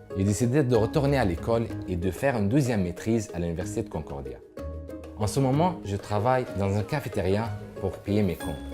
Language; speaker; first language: French; non-native, fluent; Arabic